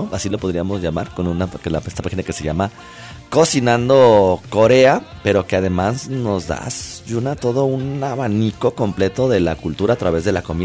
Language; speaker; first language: Spanish; native; Spanish